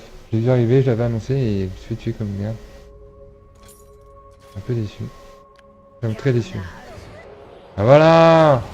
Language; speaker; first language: French; native; French